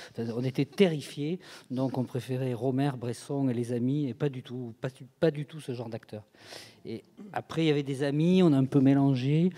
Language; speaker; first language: French; native; French